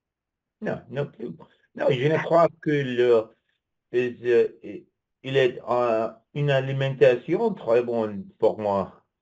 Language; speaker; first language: French; non-native, learner; English